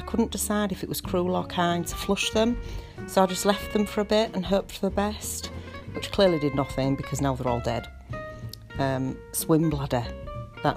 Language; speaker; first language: English; native; English